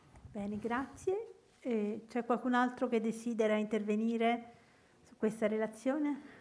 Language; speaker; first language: Italian; native; Italian